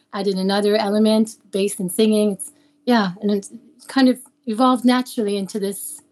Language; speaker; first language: English; native; English